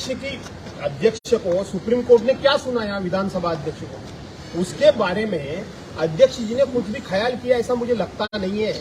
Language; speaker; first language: Hindi; non-native, local second language; Marathi